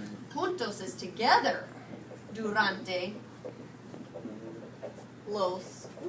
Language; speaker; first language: Spanish; non-native, fluent; English